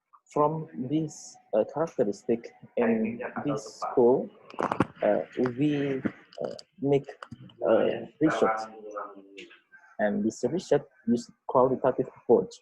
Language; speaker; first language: English; non-native, learner; Indonesian